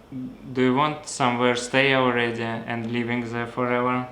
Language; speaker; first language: English; non-native, learner; Russian